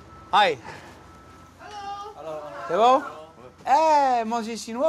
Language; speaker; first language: French; native; French